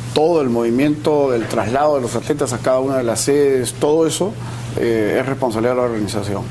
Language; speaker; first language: Spanish; native; Spanish